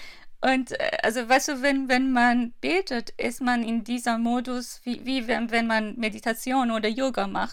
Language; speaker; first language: German; non-native, fluent; Persian